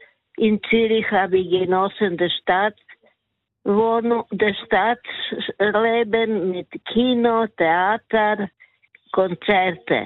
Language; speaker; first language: German; non-native, learner; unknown